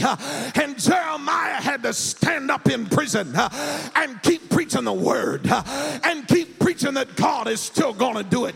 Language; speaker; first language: English; native; English